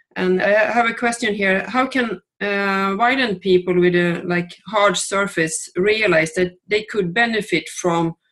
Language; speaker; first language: English; non-native, fluent; Swedish